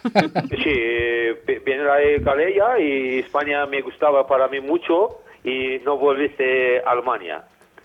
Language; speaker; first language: Spanish; non-native, learner; Azerbaijani